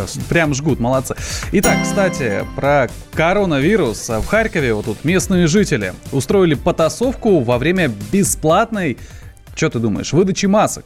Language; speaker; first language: Russian; native; Russian